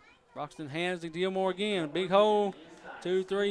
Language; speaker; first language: English; native; English